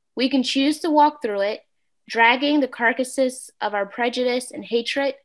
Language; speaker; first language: English; native; English